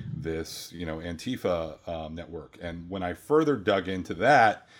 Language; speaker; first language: English; native; English